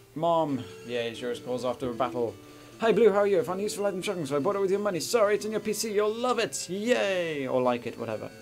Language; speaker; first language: English; native; English